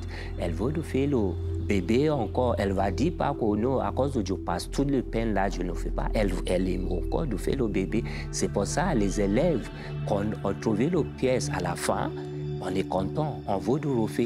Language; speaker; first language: French; non-native, learner; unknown